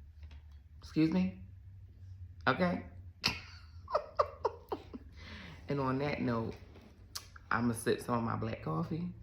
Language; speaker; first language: English; native; English